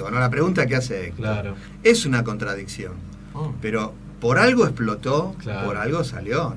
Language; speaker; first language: Spanish; native; Spanish